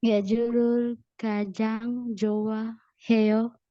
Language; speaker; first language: Korean; non-native, learner; Filipino